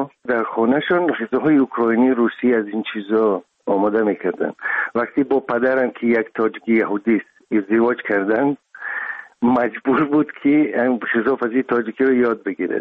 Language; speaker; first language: Persian; non-native, local second language; Russian